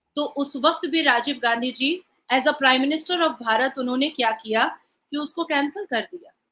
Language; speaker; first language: Hindi; native; Hindi